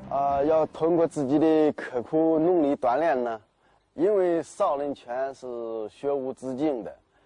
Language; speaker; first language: Chinese; native; Chinese